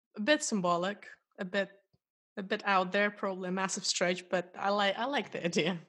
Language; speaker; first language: English; non-native, fluent; Russian